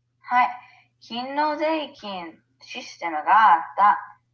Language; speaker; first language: Japanese; non-native, learner; English